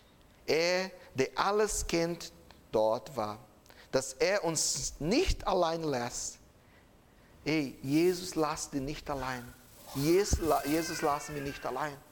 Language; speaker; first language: German; non-native, fluent; Portuguese